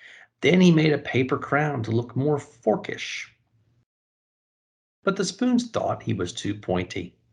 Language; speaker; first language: English; native; English